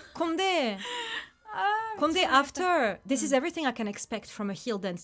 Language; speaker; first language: English; non-native, fluent; French